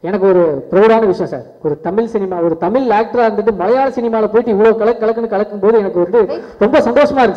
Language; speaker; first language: Tamil; native; Tamil